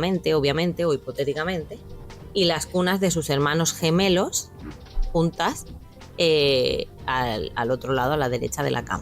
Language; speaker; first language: Spanish; native; Spanish